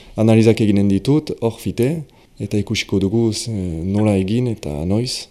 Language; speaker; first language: Basque; non-native, local second language; French